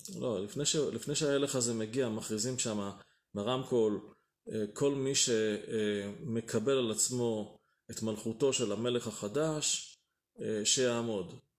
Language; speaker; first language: Hebrew; native; Hebrew